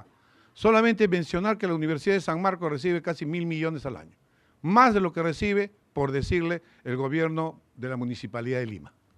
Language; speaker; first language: Spanish; native; Spanish